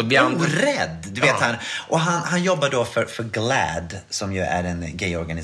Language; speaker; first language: Swedish; native; Swedish